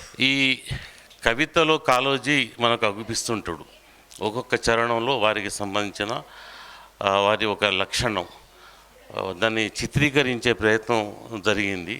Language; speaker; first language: Telugu; non-native, local second language; Urdu